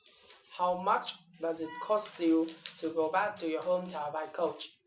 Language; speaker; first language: English; non-native, learner; Vietnamese